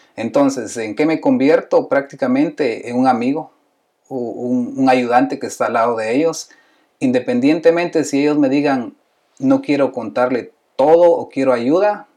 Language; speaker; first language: Spanish; native; Spanish